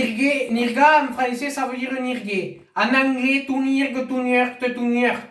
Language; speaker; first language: French; native; French